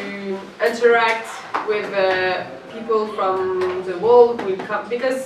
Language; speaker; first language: English; non-native, fluent; French